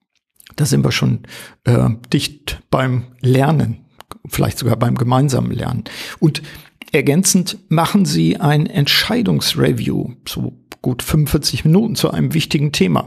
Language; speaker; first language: German; native; German